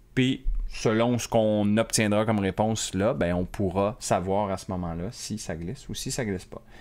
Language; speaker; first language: French; native; French